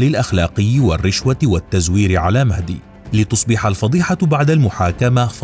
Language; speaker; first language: Arabic; native; Arabic